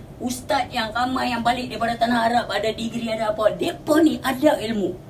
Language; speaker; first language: Malay; native; Malay